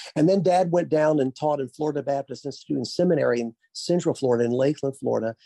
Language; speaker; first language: English; native; English